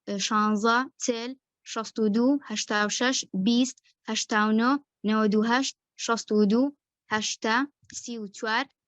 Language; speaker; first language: Central Kurdish; native; Central Kurdish